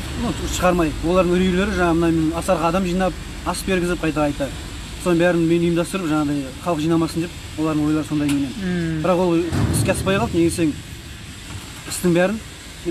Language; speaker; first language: Kazakh; native; Kazakh